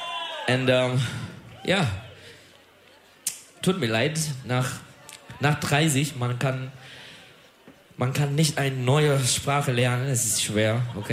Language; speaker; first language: German; non-native, learner; Turkish